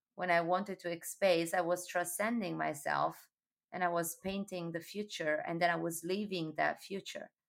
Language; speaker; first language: English; non-native, fluent; Italian